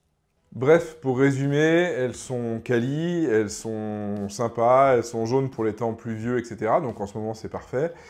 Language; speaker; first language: French; native; French